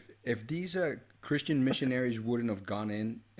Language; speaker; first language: English; early bilingual, other home language; Spanish